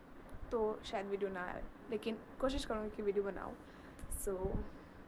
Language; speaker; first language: Hindi; native; Hindi